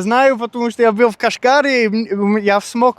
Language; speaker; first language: Russian; non-native, learner; English